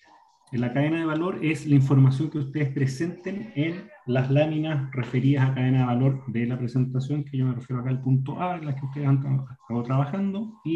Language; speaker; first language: Spanish; native; Spanish